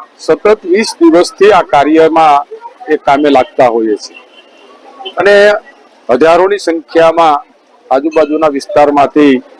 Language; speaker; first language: Gujarati; native; Gujarati